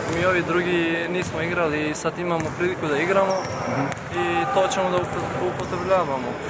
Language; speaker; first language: Serbian; early bilingual, heritage; Serbian